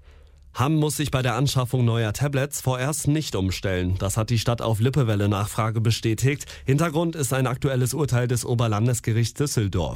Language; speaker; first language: German; native; German